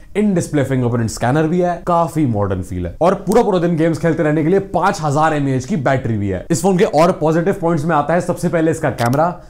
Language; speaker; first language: Hindi; native; Hindi